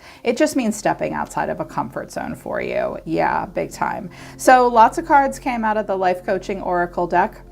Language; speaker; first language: English; native; English